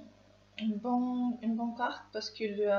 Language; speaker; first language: French; non-native, learner; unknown